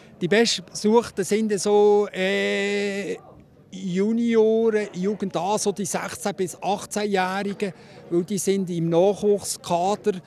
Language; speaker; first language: German; native; German